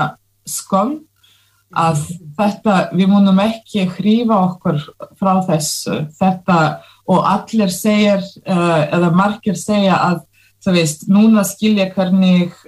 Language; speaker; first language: Icelandic; non-native, fluent; Russian